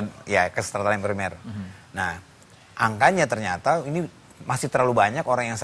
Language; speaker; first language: Indonesian; native; Indonesian